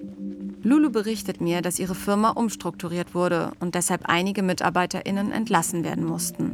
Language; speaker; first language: German; native; German